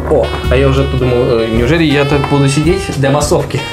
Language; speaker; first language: Russian; native; Russian